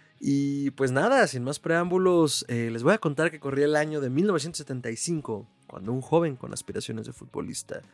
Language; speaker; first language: Spanish; native; Spanish